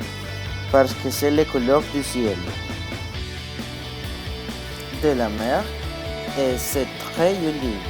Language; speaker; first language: French; non-native, learner; Spanish